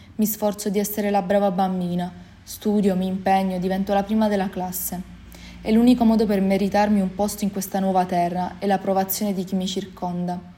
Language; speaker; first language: Italian; early bilingual, other home language; Albanian